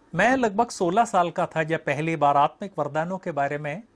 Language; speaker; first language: Hindi; native; Hindi